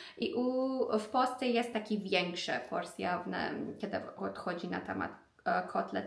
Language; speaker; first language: Polish; non-native, learner; Persian